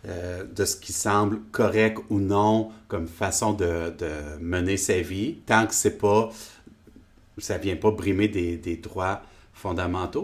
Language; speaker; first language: French; native; French